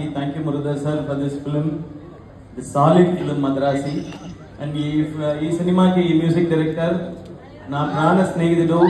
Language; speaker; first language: Telugu; non-native, learner; Tamil